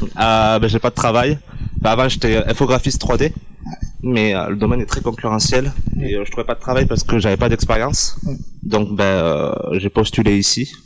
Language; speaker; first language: French; native; French